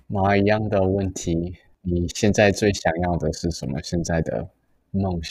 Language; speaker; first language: Chinese; early bilingual, heritage; Chinese